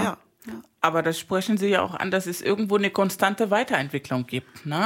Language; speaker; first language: German; non-native, fluent; Spanish